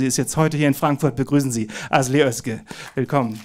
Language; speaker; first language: German; native; German